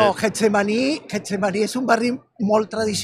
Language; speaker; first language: Catalan; non-native, fluent; Spanish